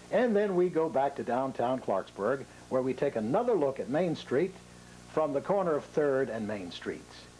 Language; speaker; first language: English; native; English